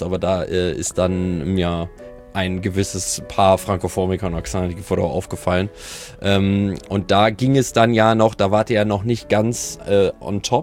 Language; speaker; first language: German; native; German